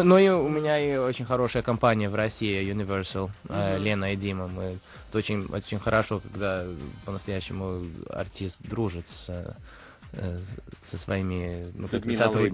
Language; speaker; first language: Russian; early bilingual, heritage; Russian